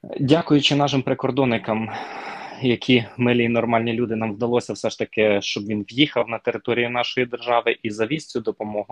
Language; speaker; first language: Ukrainian; native; Ukrainian